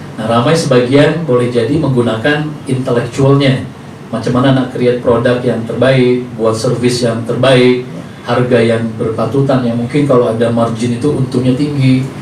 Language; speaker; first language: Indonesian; native; Indonesian